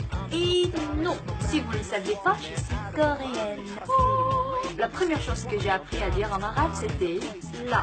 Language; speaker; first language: French; non-native, fluent; Korean